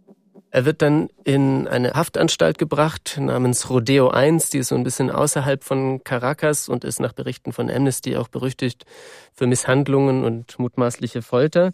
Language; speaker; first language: German; native; German